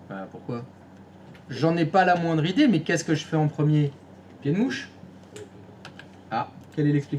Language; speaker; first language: French; native; French